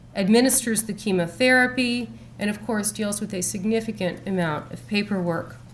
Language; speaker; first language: English; native; English